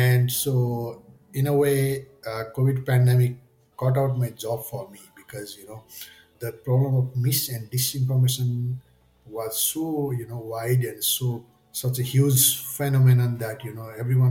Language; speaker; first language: English; non-native, local second language; Nepali